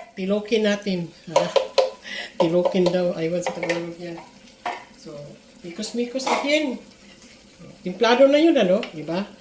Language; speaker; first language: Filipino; non-native, local second language; Cebuano